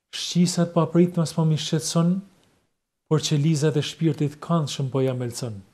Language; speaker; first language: Albanian; native; Albanian